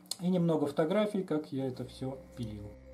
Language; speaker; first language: Russian; native; Russian